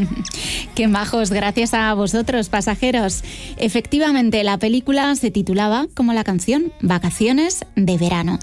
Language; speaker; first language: Spanish; native; Spanish